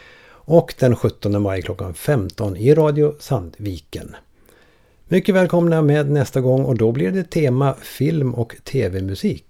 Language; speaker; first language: Swedish; native; Swedish